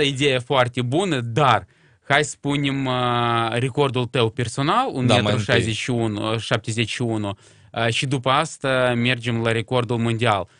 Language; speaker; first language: Romanian; non-native, local second language; Russian